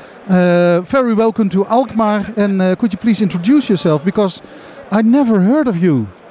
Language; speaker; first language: English; non-native, fluent; Dutch